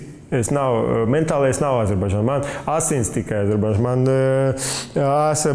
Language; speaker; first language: Latvian; non-native, local second language; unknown